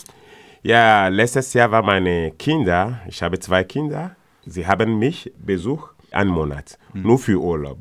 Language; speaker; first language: German; non-native, learner; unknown